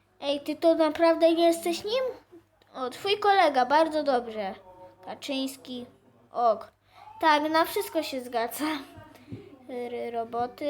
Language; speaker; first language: Polish; native; Polish